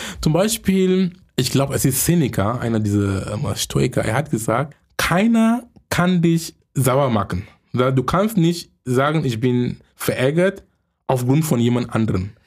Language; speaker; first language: German; non-native, fluent; English